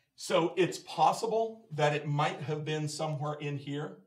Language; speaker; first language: English; native; English